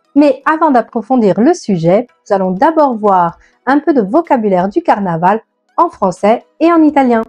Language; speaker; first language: French; non-native, fluent; Italian